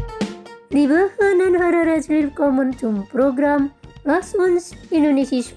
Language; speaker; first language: German; non-native, fluent; Indonesian